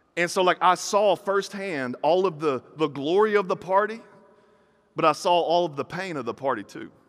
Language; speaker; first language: English; native; English